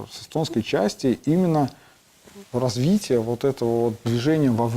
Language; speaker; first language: Russian; native; Russian